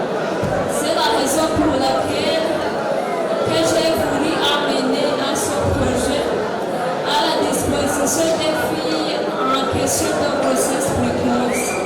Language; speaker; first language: French; non-native, local second language; Rundi